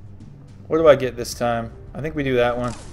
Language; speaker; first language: English; native; English